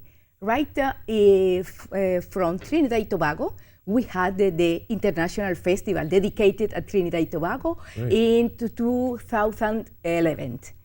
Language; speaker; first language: English; non-native, learner; Spanish